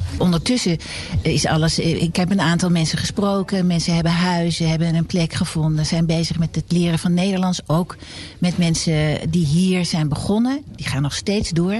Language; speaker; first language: Dutch; native; Dutch